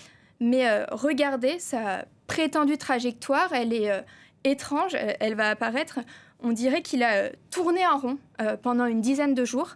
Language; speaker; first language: French; native; French